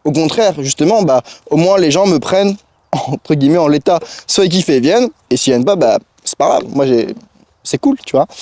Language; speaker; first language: French; native; French